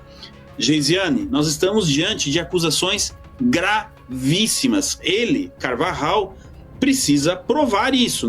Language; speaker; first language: Portuguese; native; Portuguese